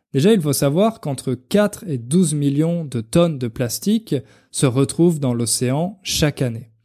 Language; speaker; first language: French; native; French